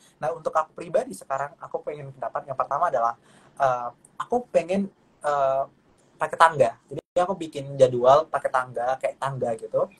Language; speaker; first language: Indonesian; non-native, local second language; Malay